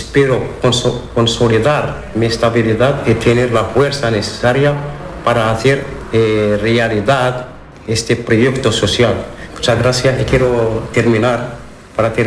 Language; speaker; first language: Spanish; non-native, learner; Arabic